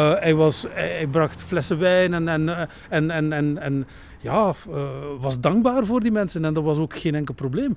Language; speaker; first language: Dutch; native; Dutch